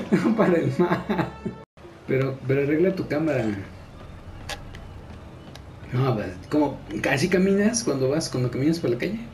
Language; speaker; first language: Spanish; native; Spanish